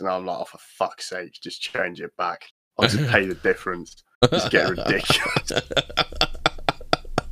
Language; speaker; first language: English; native; English